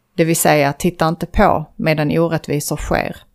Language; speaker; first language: Swedish; early bilingual, other home language; Azerbaijani